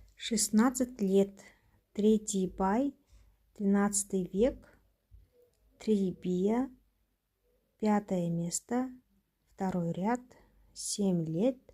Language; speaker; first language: Russian; non-native, local second language; Kazakh